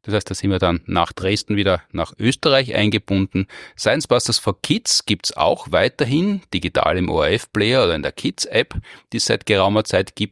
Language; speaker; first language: German; native; German